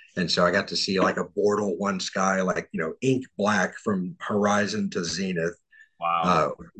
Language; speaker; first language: English; native; English